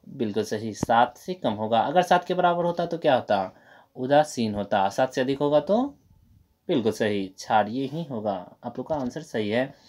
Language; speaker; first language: Hindi; native; Hindi